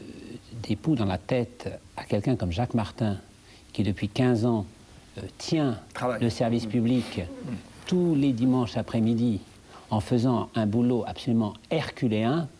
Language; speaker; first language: French; native; French